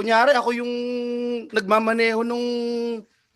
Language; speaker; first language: Filipino; native; Filipino